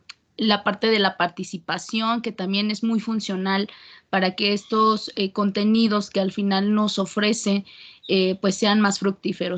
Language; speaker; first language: Spanish; native; Spanish